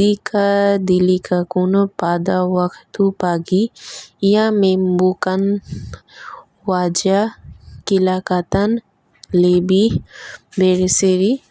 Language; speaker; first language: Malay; non-native, learner; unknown